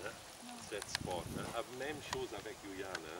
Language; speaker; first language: French; non-native, learner; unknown